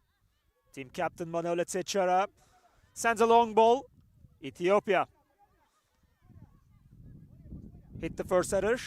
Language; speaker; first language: English; non-native, fluent; Turkish